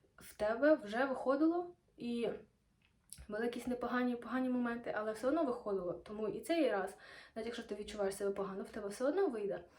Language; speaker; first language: Ukrainian; non-native, local second language; Russian